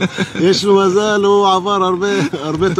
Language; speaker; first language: Hebrew; non-native, local second language; Arabic